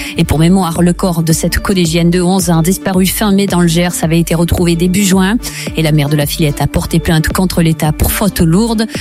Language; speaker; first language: French; native; French